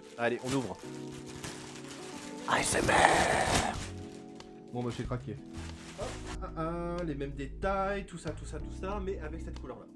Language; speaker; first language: French; native; French